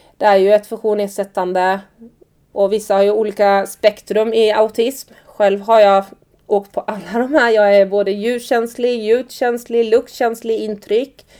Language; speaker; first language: Swedish; early bilingual, other home language; Persian